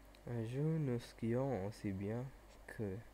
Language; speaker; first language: French; non-native, learner; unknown